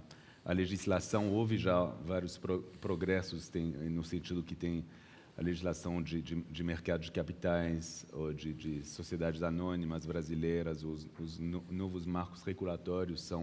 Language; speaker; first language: Portuguese; early bilingual, heritage; Portuguese